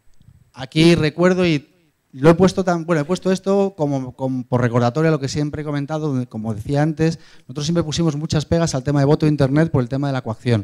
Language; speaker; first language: Spanish; native; Spanish